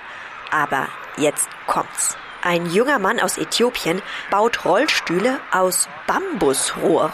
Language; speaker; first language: German; native; German